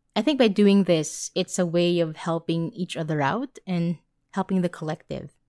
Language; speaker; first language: English; non-native, local second language; Filipino